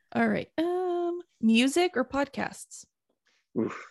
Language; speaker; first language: English; native; English